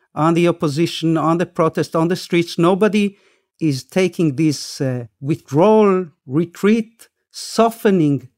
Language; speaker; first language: English; early bilingual, other home language; Spanish